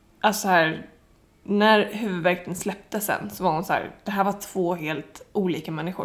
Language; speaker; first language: Swedish; native; Swedish